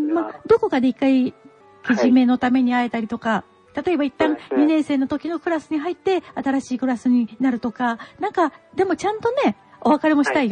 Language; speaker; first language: Japanese; native; Japanese